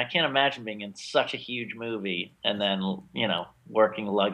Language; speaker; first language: English; native; English